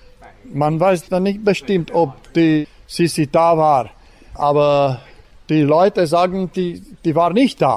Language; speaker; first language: German; non-native, local second language; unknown